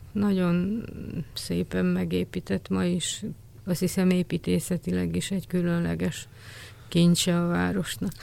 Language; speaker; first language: Hungarian; native; Hungarian